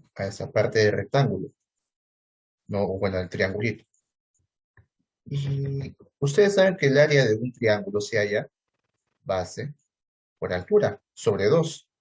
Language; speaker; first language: Spanish; native; Spanish